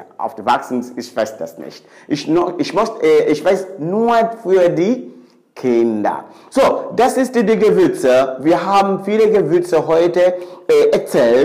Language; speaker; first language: German; non-native, fluent; Swahili